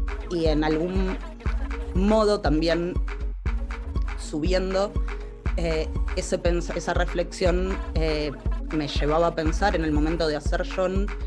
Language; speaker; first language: Spanish; native; Spanish